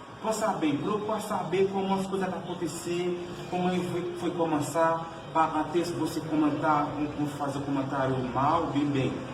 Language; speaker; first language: Portuguese; non-native, learner; Haitian Creole